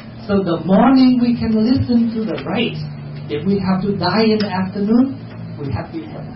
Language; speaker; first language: English; non-native, fluent; Vietnamese